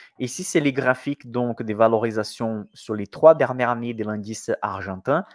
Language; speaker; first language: French; non-native, fluent; Portuguese